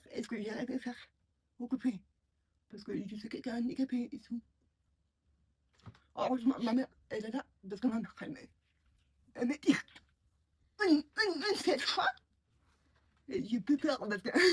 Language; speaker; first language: French; non-native, learner; Mongolian